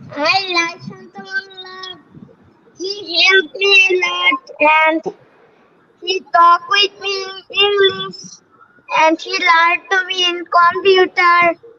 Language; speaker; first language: English; non-native, learner; Bangla